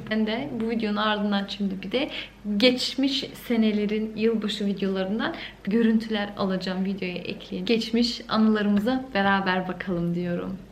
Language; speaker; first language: Turkish; early bilingual, heritage; Turkish